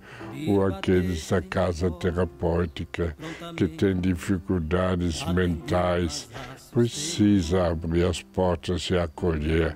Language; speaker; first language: Portuguese; non-native, fluent; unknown